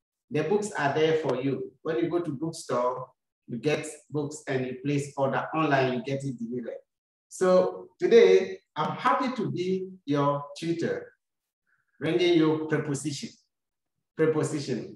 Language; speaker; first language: English; non-native, local second language; Akan